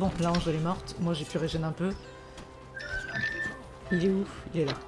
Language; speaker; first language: French; native; French